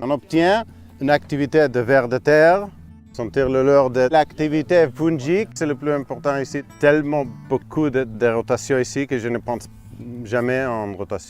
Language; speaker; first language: French; non-native, fluent; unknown